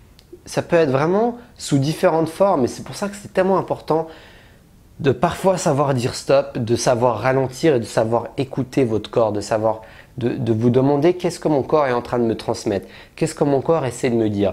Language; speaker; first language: French; native; French